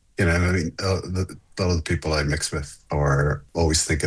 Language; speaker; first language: English; native; English